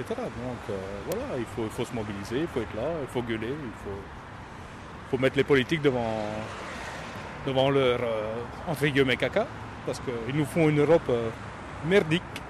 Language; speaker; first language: French; native; French